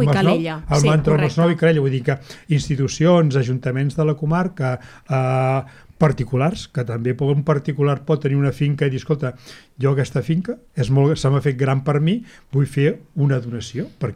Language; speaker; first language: Catalan; native; Catalan